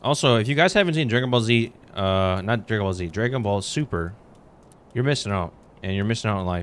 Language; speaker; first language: English; native; English